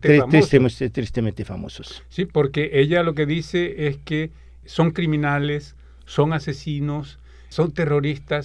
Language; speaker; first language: Spanish; native; Spanish